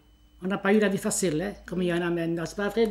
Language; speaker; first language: French; early bilingual, other home language; Italian